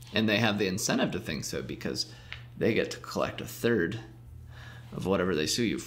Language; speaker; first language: English; native; English